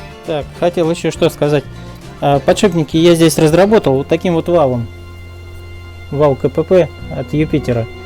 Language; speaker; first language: Russian; native; Russian